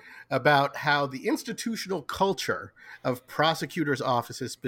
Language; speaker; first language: English; native; English